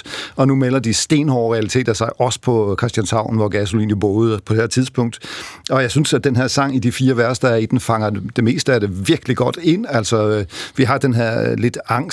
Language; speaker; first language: Danish; native; Danish